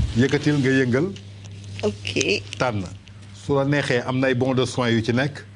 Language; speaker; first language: Wolof; native; Wolof